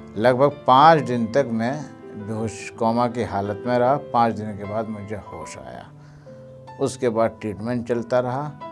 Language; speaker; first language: Hindi; native; Hindi